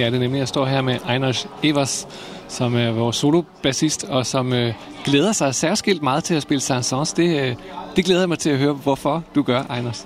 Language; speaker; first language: Danish; native; Danish